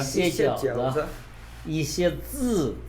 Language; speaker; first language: Chinese; non-native, learner; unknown